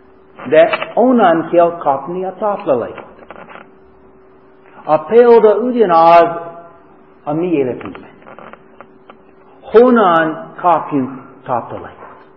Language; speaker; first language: Hungarian; non-native, fluent; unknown